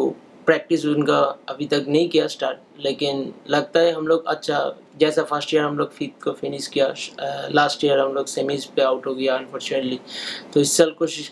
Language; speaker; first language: Hindi; non-native, local second language; Bangla